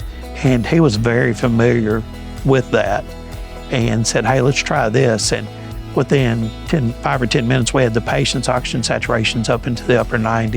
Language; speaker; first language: English; native; English